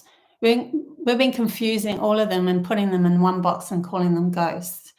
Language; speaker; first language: English; native; English